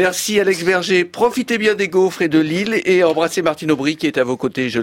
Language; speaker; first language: French; native; French